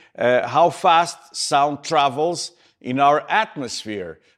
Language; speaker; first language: English; native; English